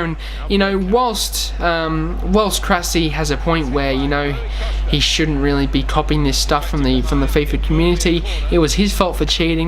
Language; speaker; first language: English; native; English